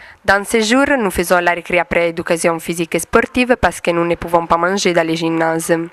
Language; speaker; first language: French; non-native, learner; Italian